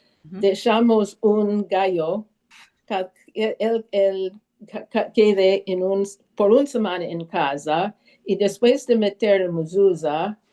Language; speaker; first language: Spanish; early bilingual, heritage; Spanish